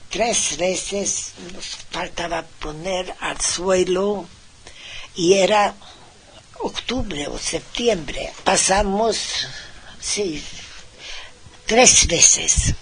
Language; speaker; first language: Spanish; non-native, fluent; Hungarian